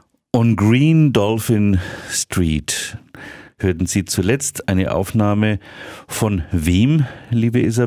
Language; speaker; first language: German; native; German